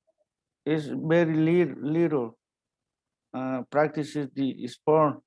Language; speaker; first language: English; non-native, learner; Spanish